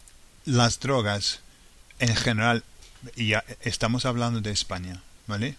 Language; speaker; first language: Spanish; non-native, fluent; English